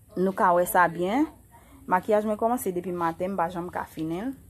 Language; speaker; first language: French; non-native, local second language; Haitian Creole